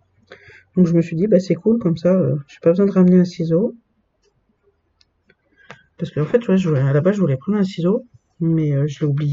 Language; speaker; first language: French; native; French